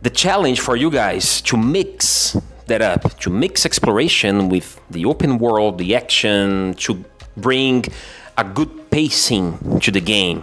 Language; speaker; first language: English; non-native, fluent; Portuguese